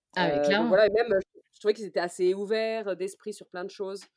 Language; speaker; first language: French; native; French